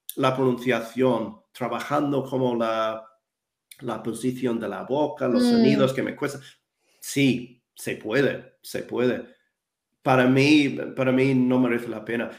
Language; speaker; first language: Spanish; non-native, fluent; English